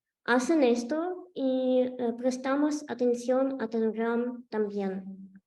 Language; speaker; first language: Spanish; non-native, fluent; Ukrainian